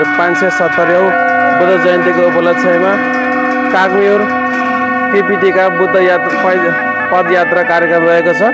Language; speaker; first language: Nepali; non-native, local second language; Eastern Tamang